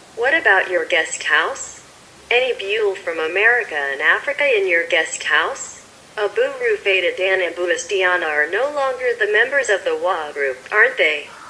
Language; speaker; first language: English; non-native, fluent; Javanese